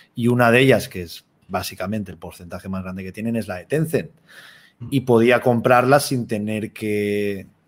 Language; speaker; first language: Spanish; native; Spanish